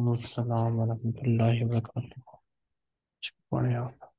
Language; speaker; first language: Urdu; native; Urdu